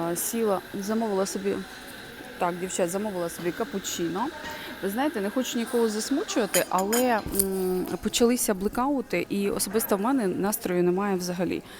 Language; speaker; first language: Ukrainian; native; Ukrainian